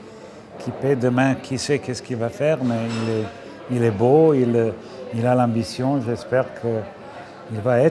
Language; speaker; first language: French; non-native, fluent; Serbian